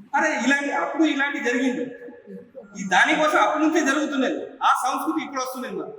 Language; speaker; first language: Telugu; non-native, local second language; Lambadi